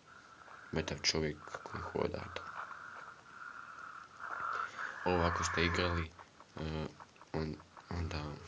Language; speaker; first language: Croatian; early bilingual, heritage; Croatian